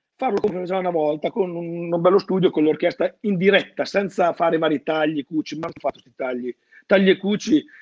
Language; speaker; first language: Italian; native; Italian